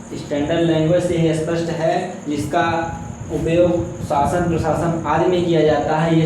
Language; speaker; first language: Hindi; native; Hindi